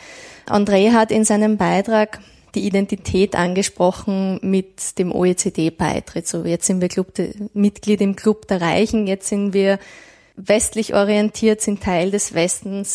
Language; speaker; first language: German; native; German